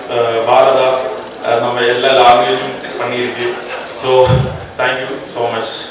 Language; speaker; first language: Tamil; non-native, learner; Malayalam